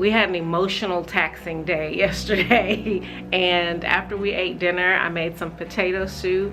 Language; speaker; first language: English; native; English